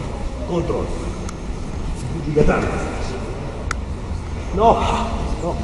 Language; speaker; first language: English; non-native, learner; Italian